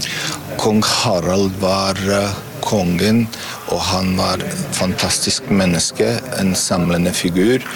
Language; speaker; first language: Norwegian; non-native, fluent; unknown